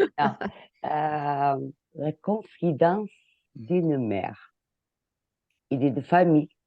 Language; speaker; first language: French; non-native, fluent; Portuguese